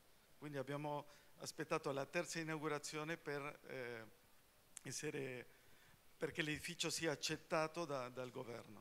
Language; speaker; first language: Italian; non-native, fluent; Spanish